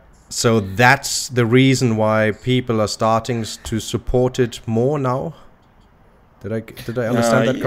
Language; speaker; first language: English; non-native, fluent; German